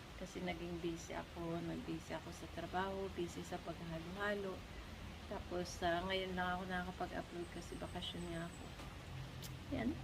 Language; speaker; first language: Filipino; native; Filipino